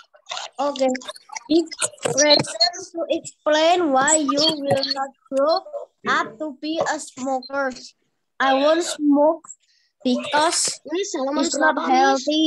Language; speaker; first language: English; non-native, learner; Indonesian